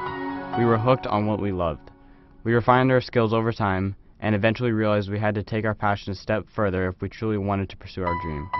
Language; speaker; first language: English; native; English